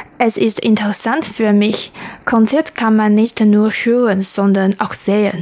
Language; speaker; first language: German; non-native, learner; Chinese